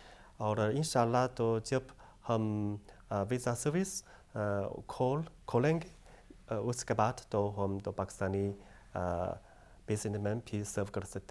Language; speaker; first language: Hindi; non-native, fluent; Chinese